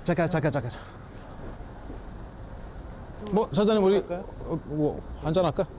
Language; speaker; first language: Korean; non-native, fluent; Amharic